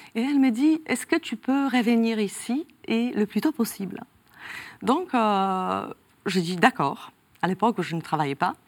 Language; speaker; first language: French; non-native, fluent; Polish